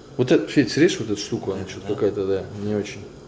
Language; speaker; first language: Russian; native; Russian